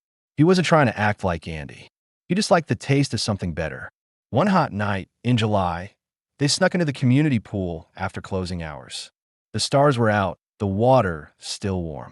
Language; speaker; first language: English; native; English